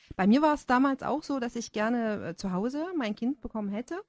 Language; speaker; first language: German; native; German